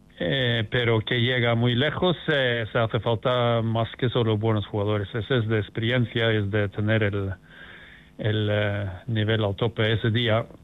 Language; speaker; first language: Spanish; non-native, fluent; Norwegian